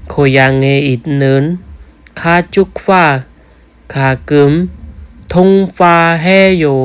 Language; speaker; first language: Korean; non-native, fluent; Khmer